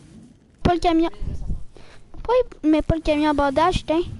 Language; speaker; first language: French; native; French